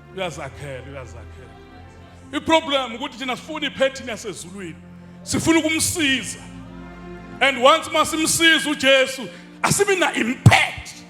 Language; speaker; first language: Zulu; native; Zulu